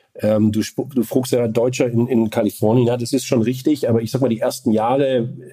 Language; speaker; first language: German; native; German